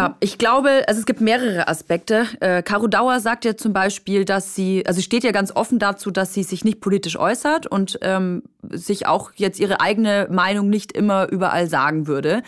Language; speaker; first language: German; native; German